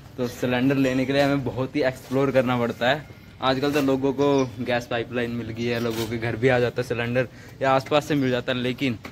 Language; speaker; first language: Hindi; native; Hindi